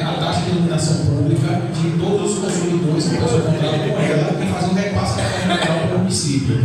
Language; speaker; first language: Portuguese; native; Portuguese